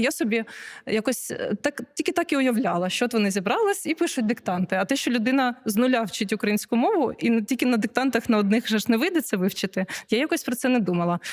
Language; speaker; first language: Ukrainian; non-native, local second language; Russian